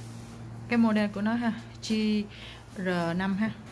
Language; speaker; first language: Vietnamese; native; Vietnamese